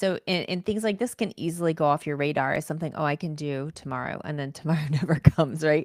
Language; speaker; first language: English; native; English